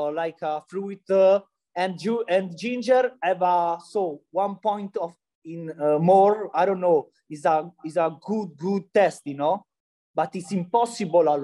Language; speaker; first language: English; non-native, learner; Italian